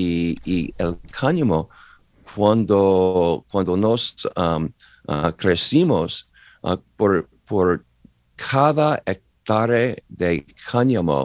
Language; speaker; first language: Spanish; non-native, learner; English